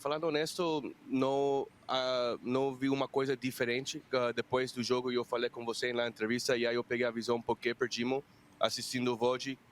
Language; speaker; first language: Portuguese; non-native, fluent; Spanish